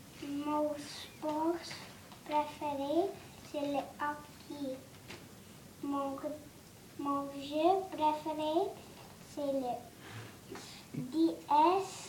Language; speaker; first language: French; non-native, learner; English